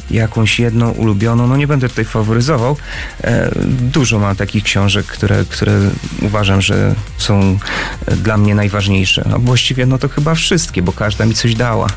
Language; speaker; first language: Polish; native; Polish